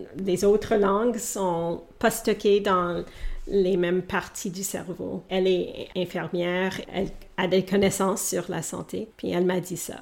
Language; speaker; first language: French; non-native, local second language; English